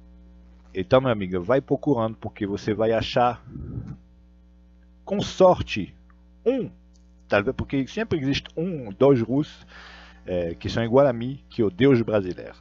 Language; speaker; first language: Portuguese; non-native, fluent; Russian